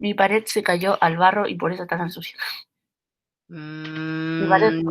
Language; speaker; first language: Spanish; native; Spanish